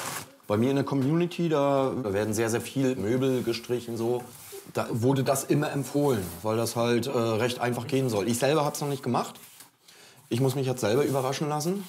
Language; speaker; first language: German; native; German